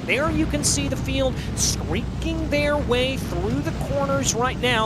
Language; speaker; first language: English; native; English